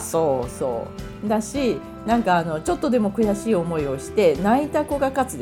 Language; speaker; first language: Japanese; native; Japanese